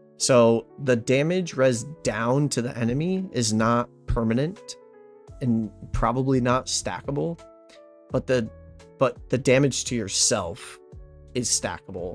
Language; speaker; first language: English; native; English